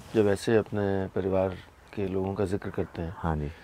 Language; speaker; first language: Hindi; native; Hindi